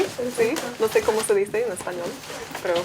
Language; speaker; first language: Spanish; non-native, learner; English